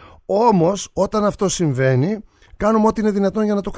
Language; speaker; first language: Greek; native; Greek